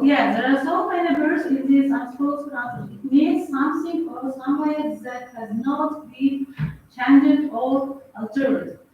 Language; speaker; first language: English; non-native, fluent; Uzbek